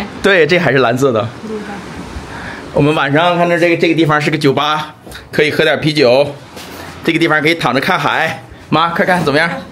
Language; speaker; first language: Chinese; native; Chinese